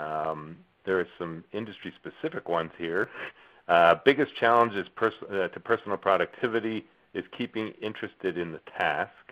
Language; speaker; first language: English; native; English